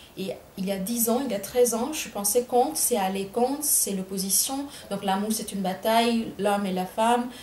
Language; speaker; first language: French; non-native, fluent; Bangla